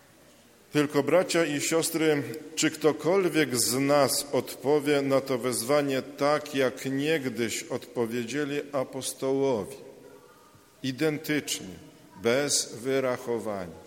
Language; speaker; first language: Polish; native; Polish